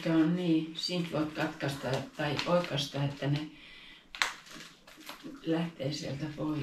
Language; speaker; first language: Finnish; native; Finnish